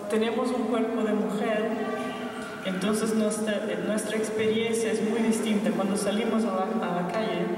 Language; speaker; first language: Spanish; non-native, local second language; Portuguese